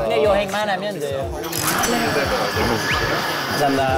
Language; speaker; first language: Korean; non-native, fluent; English